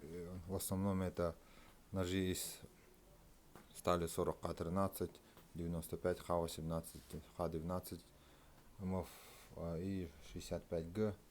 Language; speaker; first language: Russian; native; Russian